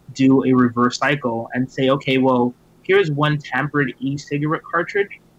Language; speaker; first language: English; native; English